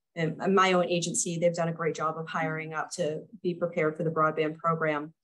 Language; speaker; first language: English; native; English